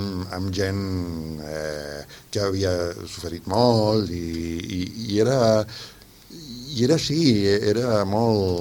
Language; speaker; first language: Catalan; non-native, fluent; Spanish